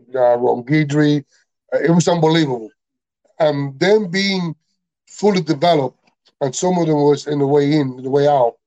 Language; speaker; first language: English; non-native, learner; Spanish